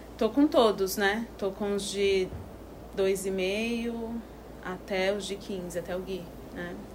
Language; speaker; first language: Portuguese; native; Portuguese